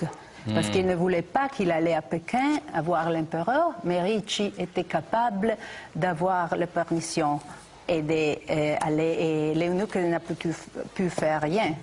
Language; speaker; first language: French; non-native, fluent; Italian